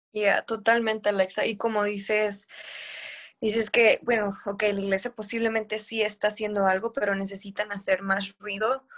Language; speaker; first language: Spanish; early bilingual, heritage; Spanish